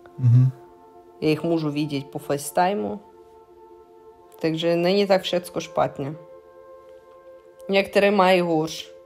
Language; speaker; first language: Czech; non-native, learner; Russian